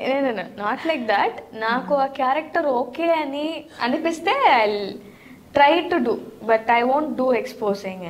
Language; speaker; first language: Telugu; non-native, learner; Tamil